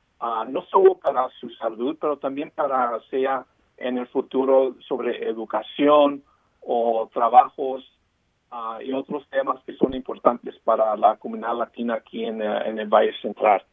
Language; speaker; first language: Spanish; early bilingual, heritage; Spanish